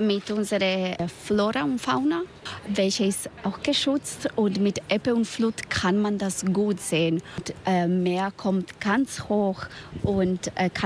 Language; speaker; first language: German; non-native, learner; Spanish